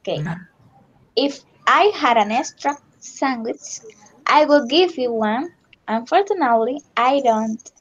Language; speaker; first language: English; non-native, learner; Spanish